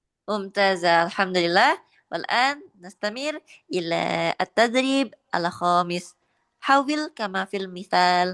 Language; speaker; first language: Arabic; non-native, learner; Indonesian